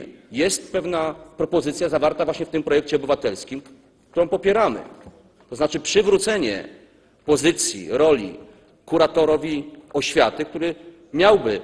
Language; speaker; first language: Polish; native; Polish